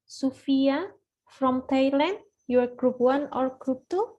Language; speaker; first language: English; non-native, fluent; Indonesian